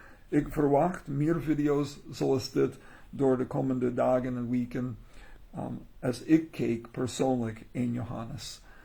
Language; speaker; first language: Dutch; non-native, learner; English